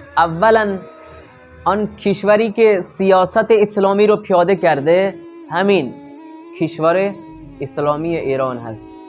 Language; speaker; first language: Persian; non-native, fluent; Urdu